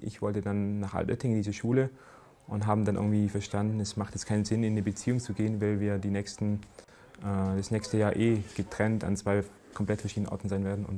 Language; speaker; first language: German; native; German